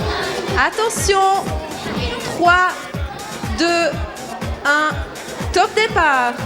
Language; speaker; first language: French; native; French